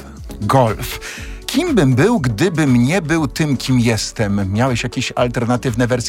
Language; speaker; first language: Polish; native; Polish